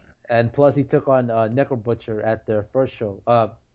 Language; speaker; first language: English; native; English